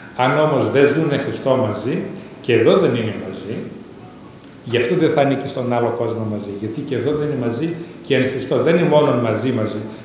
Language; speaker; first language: Greek; native; Greek